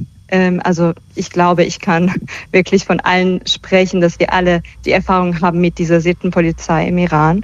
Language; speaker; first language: German; early bilingual, other home language; Persian